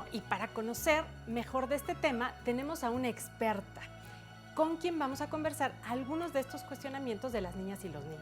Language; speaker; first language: Spanish; native; Spanish